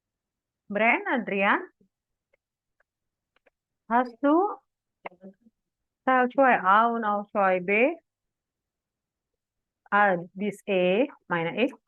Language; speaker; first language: German; non-native, learner; Indonesian